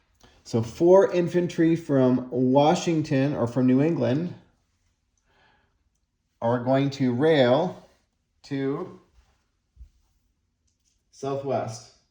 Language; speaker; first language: English; native; English